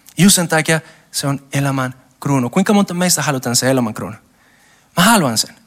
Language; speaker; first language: Finnish; non-native, learner; Spanish